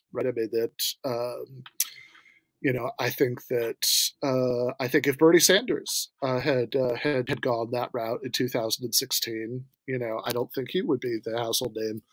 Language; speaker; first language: English; native; English